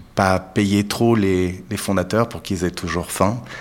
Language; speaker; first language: French; native; French